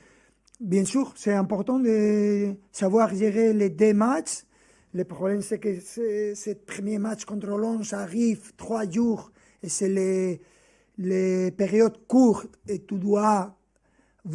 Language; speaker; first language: French; non-native, fluent; Spanish